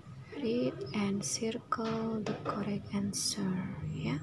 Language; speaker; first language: English; non-native, learner; Indonesian